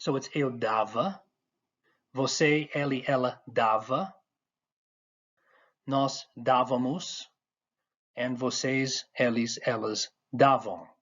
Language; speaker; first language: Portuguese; non-native, fluent; English